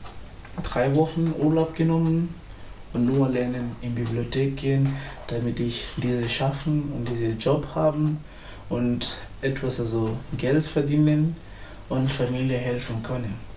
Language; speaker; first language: German; non-native, learner; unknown